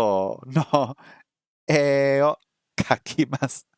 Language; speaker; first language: Japanese; non-native, learner; English